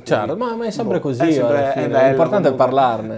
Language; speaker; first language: Italian; native; Italian